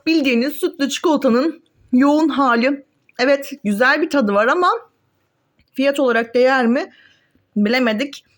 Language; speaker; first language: Turkish; native; Turkish